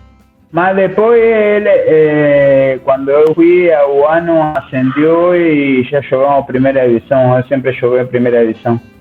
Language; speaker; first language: Portuguese; non-native, learner; Spanish